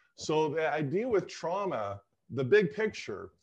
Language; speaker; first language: English; native; English